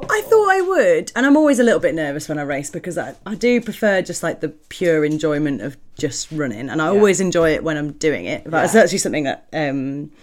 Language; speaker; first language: English; native; English